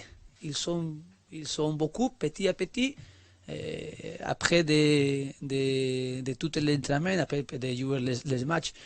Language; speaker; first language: French; non-native, learner; Spanish